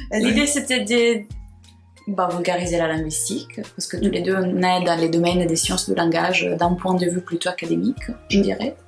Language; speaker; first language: French; non-native, fluent; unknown